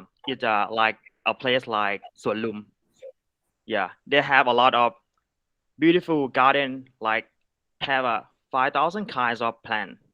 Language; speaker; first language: English; non-native, learner; Thai